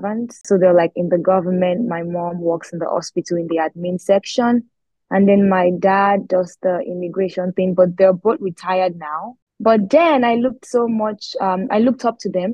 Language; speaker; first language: English; non-native, local second language; Yoruba